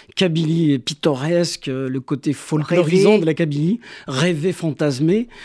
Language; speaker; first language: French; non-native, local second language; Kabyle